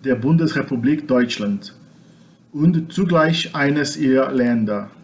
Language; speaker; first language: German; non-native, fluent; Portuguese